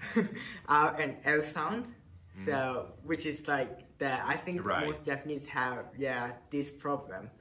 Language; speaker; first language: English; non-native, fluent; Japanese